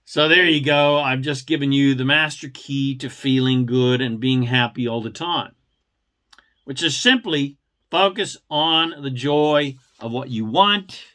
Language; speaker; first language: English; native; English